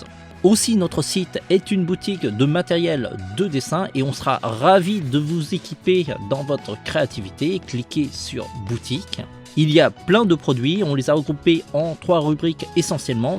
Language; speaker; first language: French; native; French